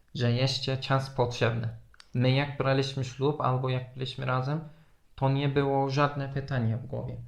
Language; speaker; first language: Polish; non-native, fluent; Turkish